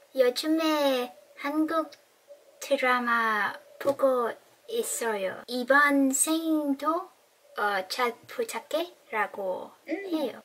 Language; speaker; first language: Korean; non-native, learner; English